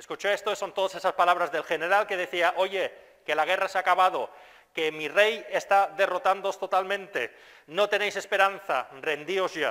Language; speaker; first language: Spanish; non-native, fluent; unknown